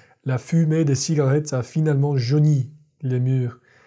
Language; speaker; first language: French; non-native, fluent; English